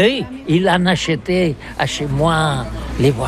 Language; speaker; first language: French; non-native, learner; Catalan